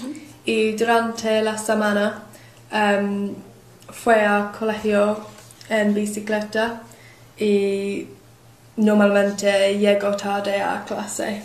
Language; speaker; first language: Spanish; non-native, learner; English